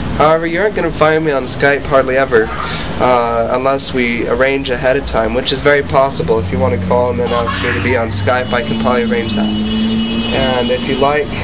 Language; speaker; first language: English; native; English